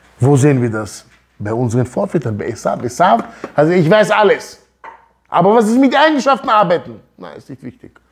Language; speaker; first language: German; early bilingual, other home language; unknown